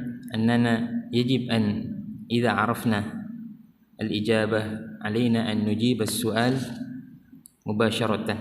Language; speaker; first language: Arabic; non-native, fluent; Malay